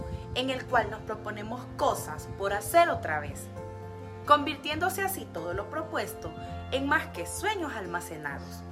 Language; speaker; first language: Spanish; native; Spanish